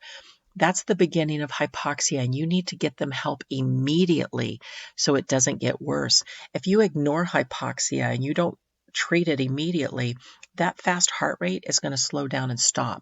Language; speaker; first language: English; native; English